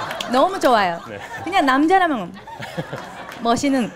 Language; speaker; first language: Korean; non-native, fluent; Japanese